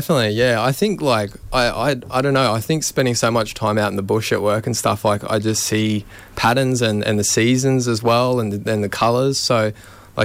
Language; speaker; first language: English; native; English